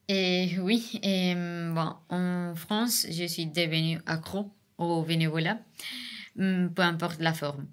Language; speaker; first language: French; non-native, fluent; Spanish